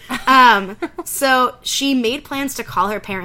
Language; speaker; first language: English; native; English